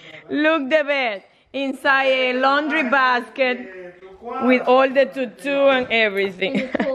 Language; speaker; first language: English; non-native, fluent; Spanish